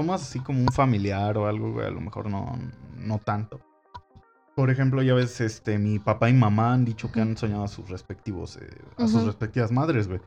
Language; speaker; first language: Spanish; native; Spanish